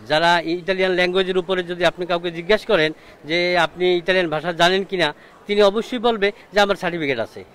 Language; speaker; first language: Bangla; native; Bangla